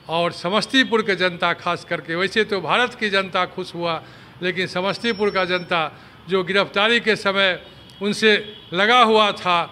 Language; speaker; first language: Hindi; native; Hindi